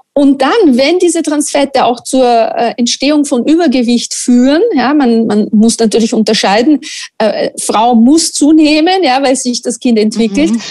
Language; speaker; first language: German; non-native, fluent; Italian